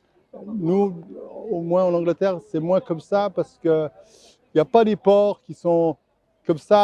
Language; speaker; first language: French; non-native, fluent; English